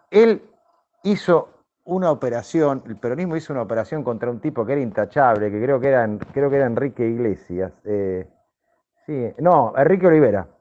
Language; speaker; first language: Spanish; native; Spanish